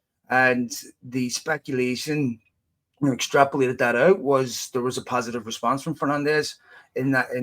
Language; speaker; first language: English; native; English